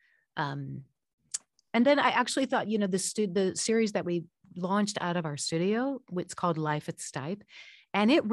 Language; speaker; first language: English; native; English